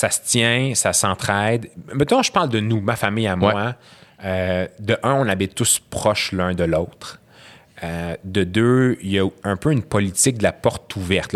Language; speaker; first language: French; native; French